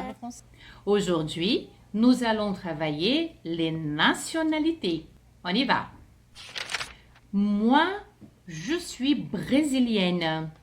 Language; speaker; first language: French; non-native, fluent; Portuguese